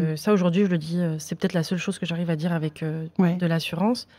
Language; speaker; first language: French; native; French